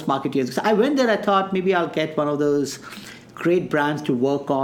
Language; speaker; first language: English; non-native, local second language; Hindi